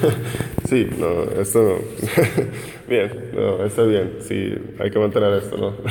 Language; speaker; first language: Spanish; non-native, fluent; Hungarian